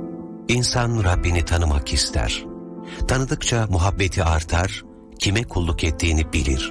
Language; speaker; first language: Turkish; native; Turkish